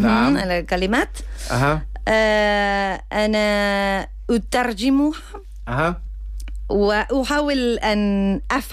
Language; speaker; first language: Arabic; non-native, learner; Spanish